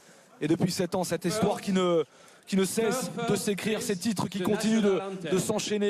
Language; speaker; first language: French; native; French